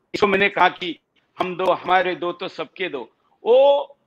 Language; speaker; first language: Hindi; non-native, local second language; Marathi